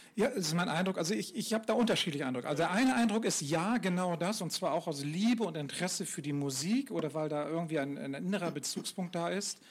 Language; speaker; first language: German; native; German